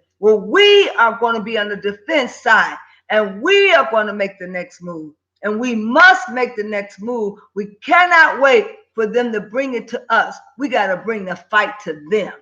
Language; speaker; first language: English; native; English